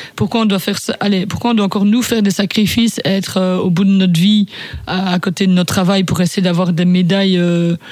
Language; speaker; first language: French; native; French